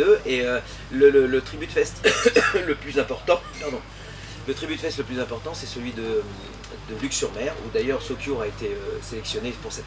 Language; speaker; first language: French; native; French